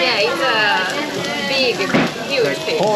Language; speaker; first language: English; non-native, fluent; Portuguese